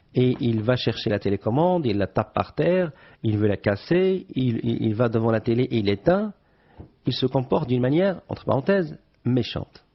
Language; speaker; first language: French; non-native, local second language; Arabic